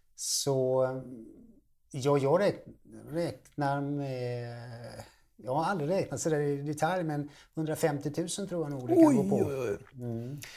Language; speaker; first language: Swedish; native; Swedish